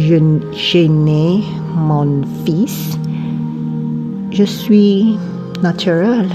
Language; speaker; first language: French; non-native, learner; English